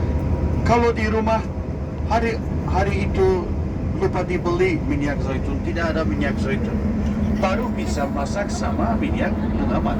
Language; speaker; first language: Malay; non-native, fluent; Turkish